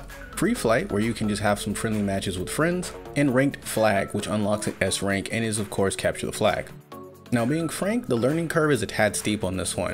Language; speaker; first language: English; native; English